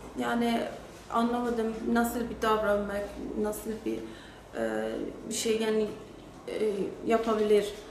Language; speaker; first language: Turkish; non-native, learner; Persian